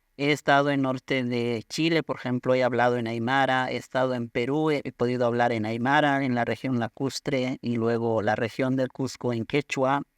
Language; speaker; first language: Spanish; non-native, local second language; Aymara